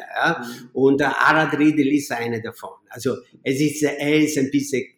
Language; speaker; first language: German; non-native, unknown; Italian